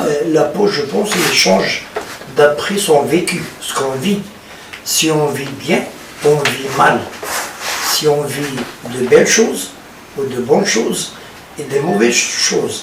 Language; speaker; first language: French; non-native, local second language; Arabic